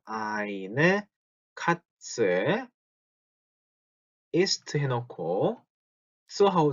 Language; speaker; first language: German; non-native, fluent; Korean